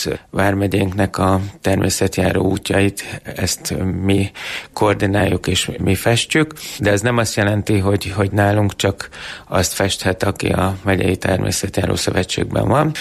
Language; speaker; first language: Hungarian; native; Hungarian